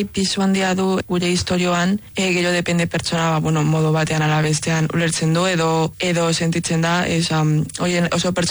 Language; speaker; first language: Basque; native; Basque